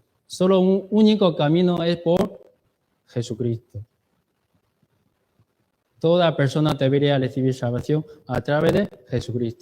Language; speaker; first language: Spanish; non-native, learner; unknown